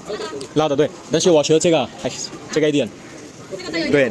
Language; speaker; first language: Chinese; non-native, learner; Bangla